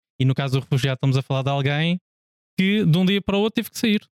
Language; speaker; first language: Portuguese; native; Portuguese